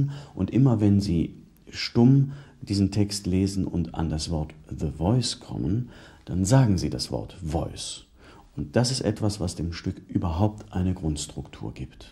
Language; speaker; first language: German; native; German